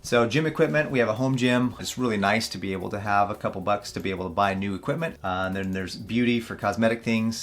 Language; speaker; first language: English; native; English